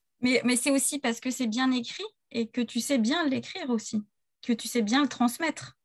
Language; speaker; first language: French; native; French